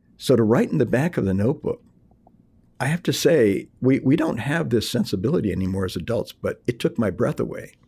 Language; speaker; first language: English; early bilingual, other home language; Spanish